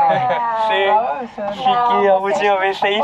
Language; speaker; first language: Portuguese; non-native, learner; Thai